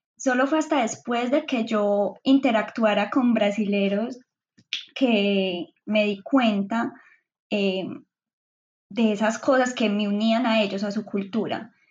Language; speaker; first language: Spanish; native; Spanish